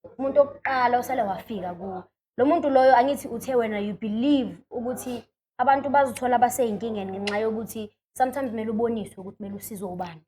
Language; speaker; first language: Zulu; non-native, local second language; Swati